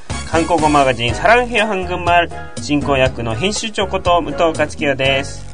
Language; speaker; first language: Korean; native; Korean